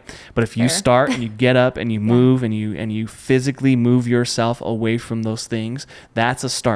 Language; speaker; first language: English; native; English